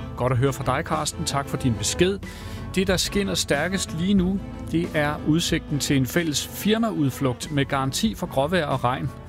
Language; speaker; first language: Danish; native; Danish